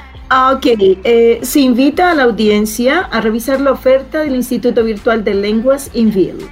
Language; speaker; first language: Spanish; native; Spanish